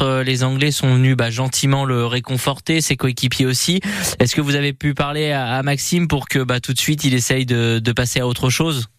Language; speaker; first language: French; native; French